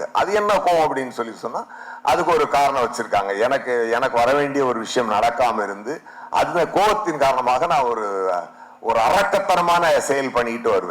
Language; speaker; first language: Tamil; native; Tamil